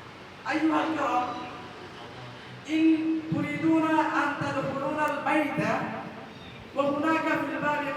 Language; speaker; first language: Arabic; non-native, fluent; Bangla